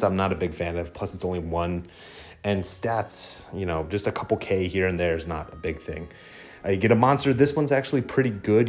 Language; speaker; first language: English; native; English